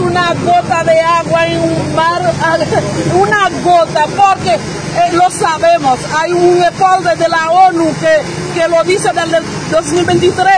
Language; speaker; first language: Spanish; non-native, fluent; Haitian Creole